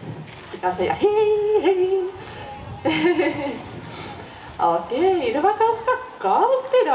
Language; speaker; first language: Swedish; non-native, local second language; Finnish